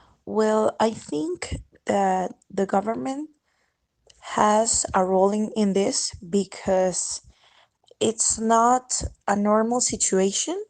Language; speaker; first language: English; non-native, fluent; Spanish